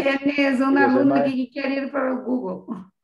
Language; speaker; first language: Spanish; non-native, learner; Portuguese